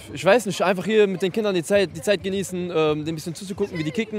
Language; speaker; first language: German; native; German